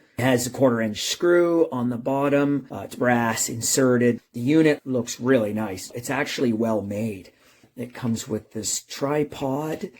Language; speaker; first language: English; native; English